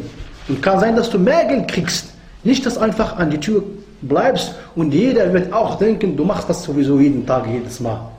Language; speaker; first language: German; non-native, fluent; Arabic